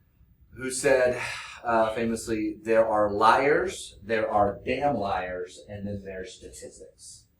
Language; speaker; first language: English; native; English